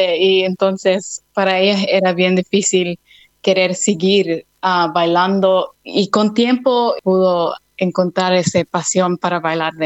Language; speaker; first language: Spanish; early bilingual, other home language; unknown